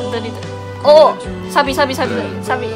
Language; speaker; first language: Japanese; non-native, fluent; Indonesian